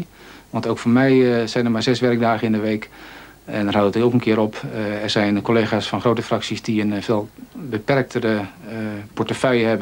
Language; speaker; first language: Dutch; native; Dutch